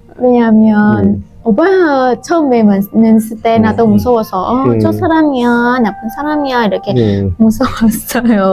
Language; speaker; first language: Korean; non-native, learner; Hmong